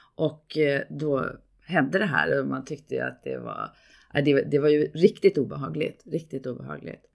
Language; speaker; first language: Swedish; native; Swedish